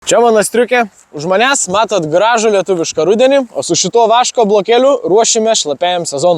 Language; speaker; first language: Lithuanian; native; Lithuanian